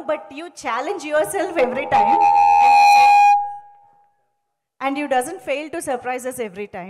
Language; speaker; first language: Telugu; native; Telugu